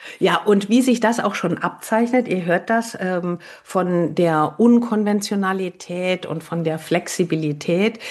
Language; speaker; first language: German; native; German